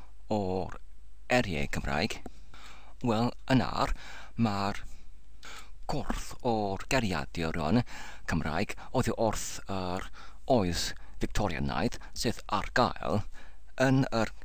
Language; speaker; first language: Welsh; non-native, learner; English